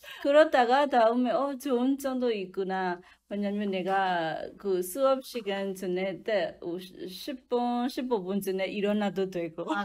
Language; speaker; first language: Korean; non-native, learner; Burmese